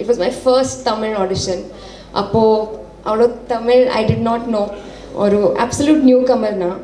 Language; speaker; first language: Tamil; non-native, learner; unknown